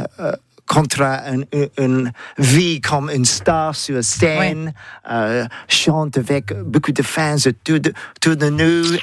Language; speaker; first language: French; non-native, learner; English